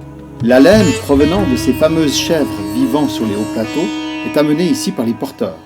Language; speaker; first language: French; native; French